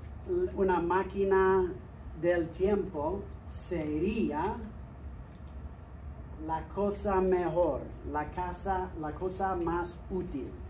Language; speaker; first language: Spanish; non-native, fluent; English